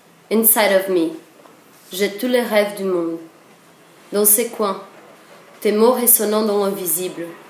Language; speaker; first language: French; non-native, fluent; Portuguese